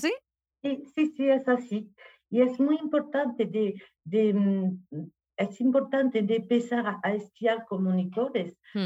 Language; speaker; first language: Spanish; non-native, learner; French